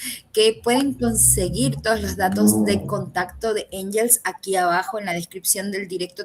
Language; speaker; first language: Spanish; native; Spanish